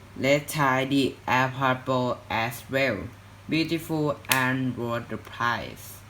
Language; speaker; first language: English; non-native, learner; Thai